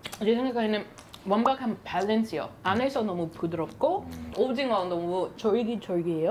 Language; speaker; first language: Korean; non-native, learner; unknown